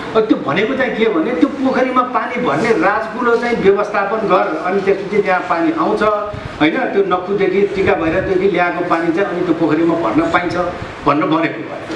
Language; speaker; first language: Nepali; non-native, local second language; Newari